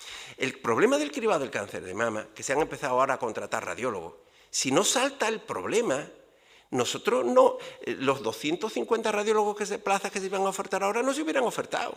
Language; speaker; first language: Spanish; native; Spanish